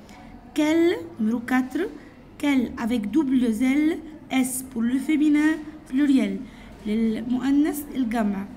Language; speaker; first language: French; non-native, fluent; Arabic